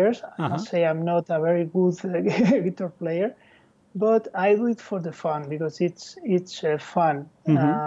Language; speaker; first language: English; non-native, fluent; Spanish